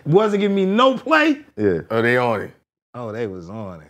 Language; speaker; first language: English; native; English